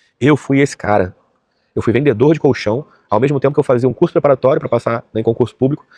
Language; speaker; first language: Portuguese; native; Portuguese